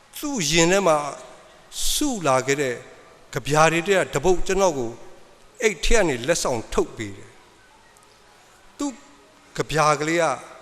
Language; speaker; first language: Burmese; native; Burmese